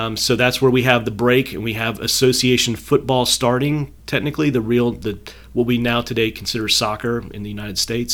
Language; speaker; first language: English; native; English